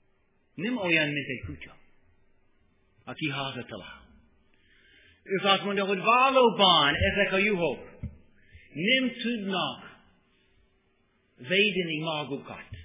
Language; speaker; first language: Hungarian; non-native, learner; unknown